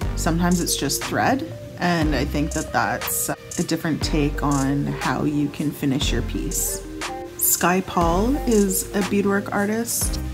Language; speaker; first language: English; native; English